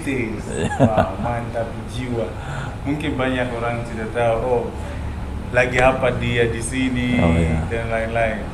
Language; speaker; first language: Indonesian; non-native, fluent; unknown